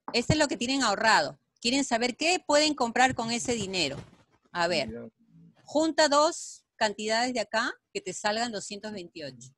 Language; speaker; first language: Spanish; native; Spanish